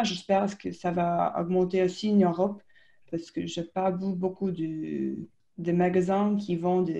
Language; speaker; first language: French; non-native, fluent; English